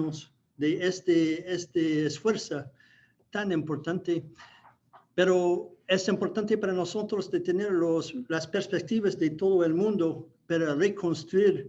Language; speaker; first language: Spanish; non-native, fluent; English